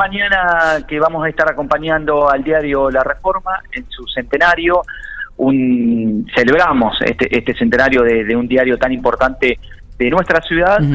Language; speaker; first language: Spanish; native; Spanish